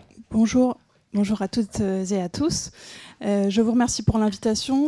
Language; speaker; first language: French; native; French